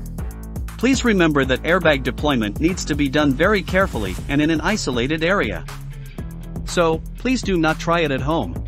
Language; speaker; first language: English; non-native, fluent; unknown